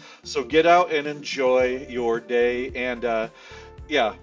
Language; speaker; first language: English; native; English